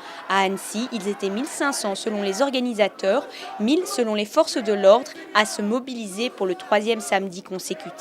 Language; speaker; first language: French; native; French